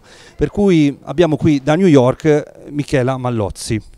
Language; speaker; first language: Italian; native; Italian